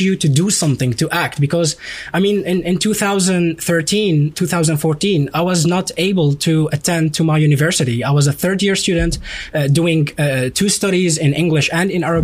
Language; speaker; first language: English; non-native, fluent; Arabic